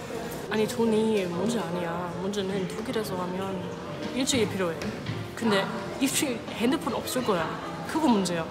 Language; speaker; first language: Korean; non-native, learner; German